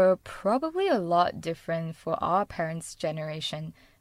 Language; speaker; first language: English; non-native, local second language; Chinese